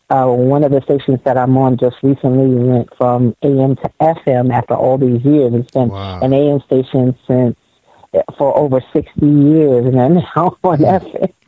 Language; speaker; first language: English; native; English